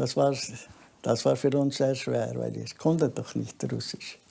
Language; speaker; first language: German; early bilingual, heritage; German